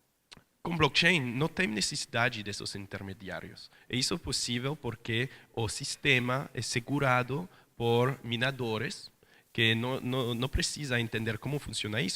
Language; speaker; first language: Portuguese; non-native, fluent; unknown